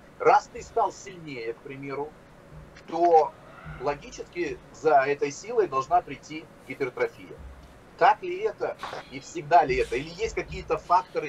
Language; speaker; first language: Russian; native; Russian